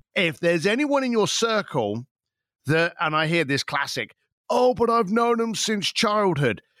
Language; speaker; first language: English; native; English